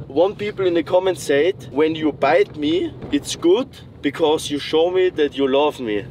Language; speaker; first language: English; non-native, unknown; German